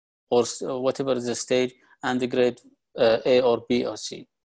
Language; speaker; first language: English; non-native, fluent; Arabic